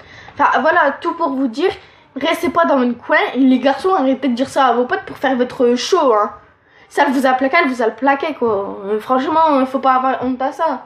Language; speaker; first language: French; native; French